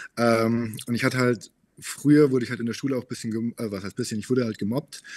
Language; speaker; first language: German; native; German